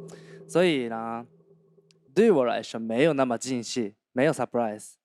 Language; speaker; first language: Chinese; non-native, learner; Japanese